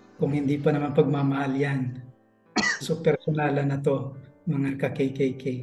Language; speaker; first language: Filipino; non-native, local second language; Waray